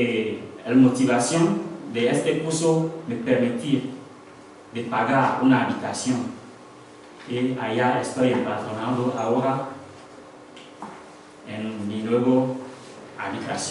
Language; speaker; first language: Spanish; non-native, learner; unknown